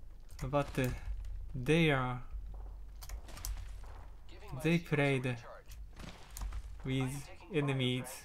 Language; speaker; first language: English; non-native, learner; Japanese